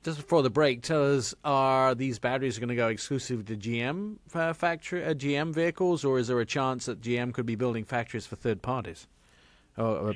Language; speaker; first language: English; native; English